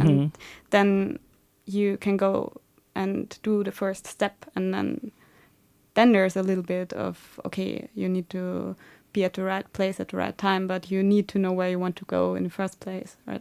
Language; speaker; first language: English; non-native, fluent; German